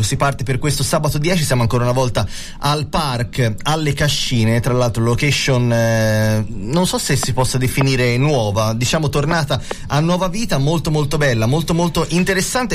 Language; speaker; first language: Italian; native; Italian